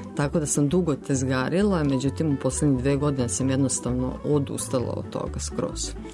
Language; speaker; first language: Serbian; native; Serbian